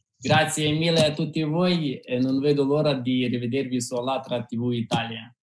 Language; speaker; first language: Italian; non-native, fluent; Russian